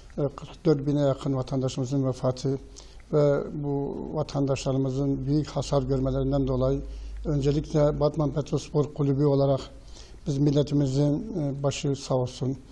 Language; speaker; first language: Turkish; native; Turkish